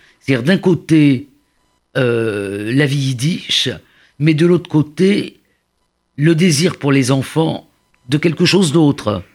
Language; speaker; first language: French; native; French